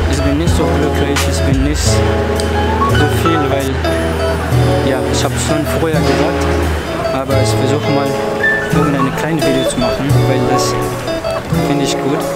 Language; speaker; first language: German; non-native, learner; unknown